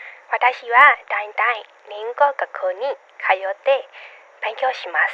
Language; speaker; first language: Japanese; non-native, learner; Burmese